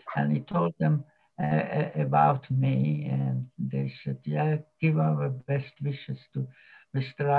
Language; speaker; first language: English; non-native, fluent; Slovak